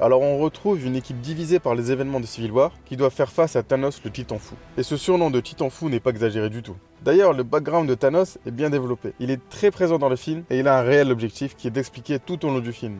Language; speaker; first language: French; native; French